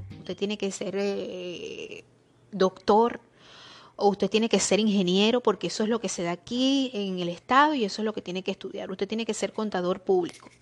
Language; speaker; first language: Spanish; native; Spanish